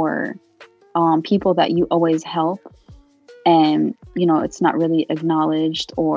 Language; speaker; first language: English; early bilingual, other home language; Arabic